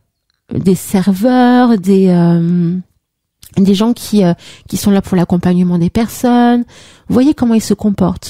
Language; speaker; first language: French; native; French